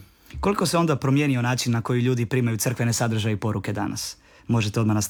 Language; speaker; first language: Serbian; native; Serbian